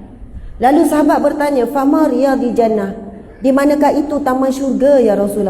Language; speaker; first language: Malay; native; Malay